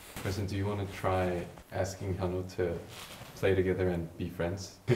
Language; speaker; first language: English; early bilingual, other home language; Korean